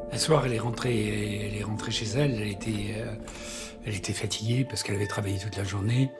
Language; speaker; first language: French; native; French